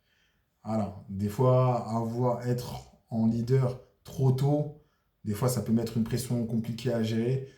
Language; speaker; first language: French; native; French